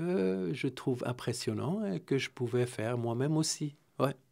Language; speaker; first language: French; non-native, fluent; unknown